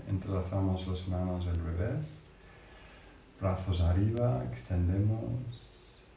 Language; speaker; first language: Spanish; non-native, fluent; English